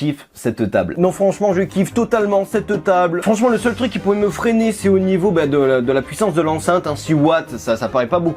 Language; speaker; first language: French; native; French